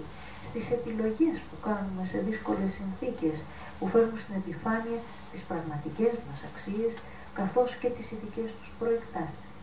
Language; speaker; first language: Greek; native; Greek